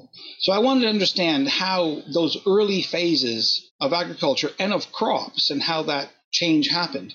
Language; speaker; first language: English; native; English